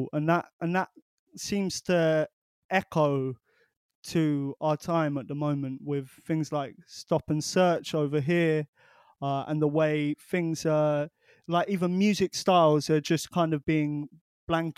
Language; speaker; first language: English; native; English